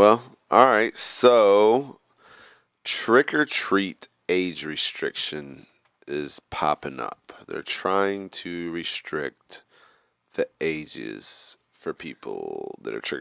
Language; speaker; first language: English; native; English